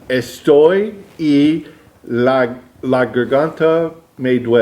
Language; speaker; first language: Spanish; non-native, learner; English